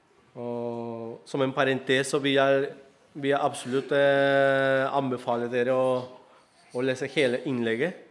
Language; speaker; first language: Norwegian; non-native, fluent; Spanish